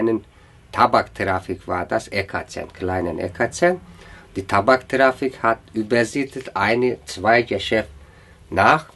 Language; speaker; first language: German; non-native, learner; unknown